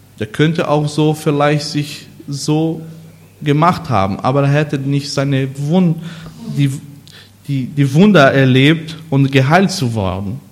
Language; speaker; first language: German; non-native, learner; Portuguese